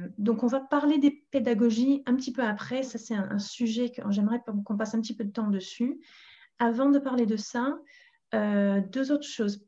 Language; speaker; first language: French; non-native, fluent; English